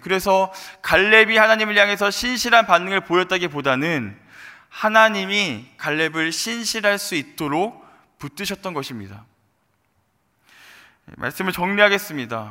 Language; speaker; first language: Korean; native; Korean